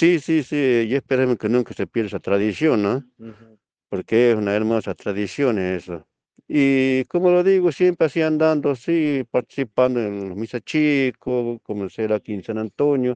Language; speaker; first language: Spanish; native; Spanish